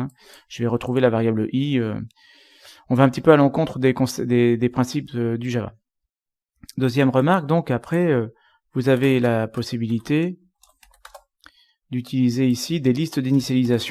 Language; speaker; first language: French; native; French